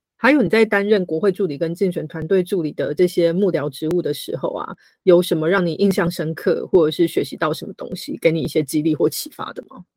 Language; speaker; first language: Chinese; native; Chinese